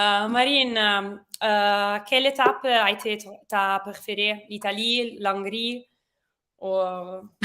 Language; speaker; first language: French; non-native, learner; Italian